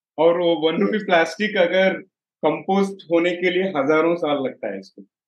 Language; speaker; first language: Hindi; non-native, local second language; Telugu